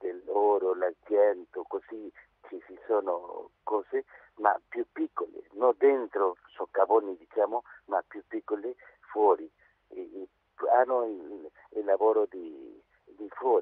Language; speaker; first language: Italian; non-native, fluent; Spanish